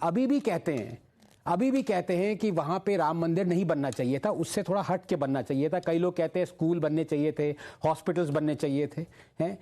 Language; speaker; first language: Hindi; non-native, local second language; Tamil